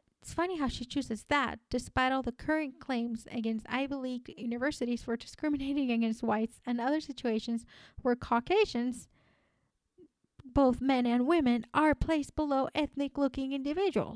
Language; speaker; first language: English; non-native, fluent; Spanish